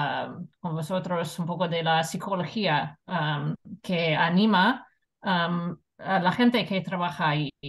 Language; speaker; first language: Spanish; non-native, fluent; English